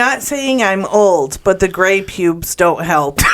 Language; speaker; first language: English; native; English